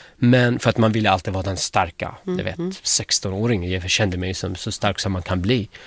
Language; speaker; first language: Swedish; non-native, fluent; Arabic